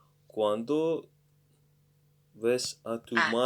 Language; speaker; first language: Spanish; non-native, learner; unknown